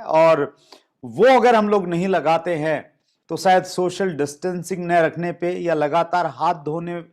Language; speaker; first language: Hindi; native; Hindi